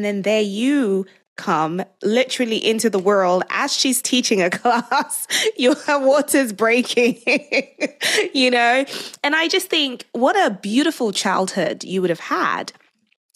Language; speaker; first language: English; non-native, local second language; Yoruba